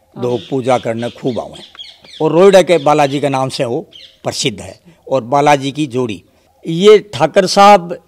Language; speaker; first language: Hindi; native; Hindi